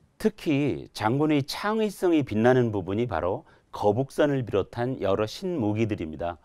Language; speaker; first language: Korean; native; Korean